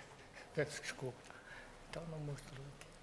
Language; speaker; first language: Portuguese; non-native, fluent; Chinese